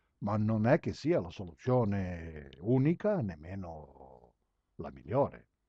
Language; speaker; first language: Italian; early bilingual, heritage; Italian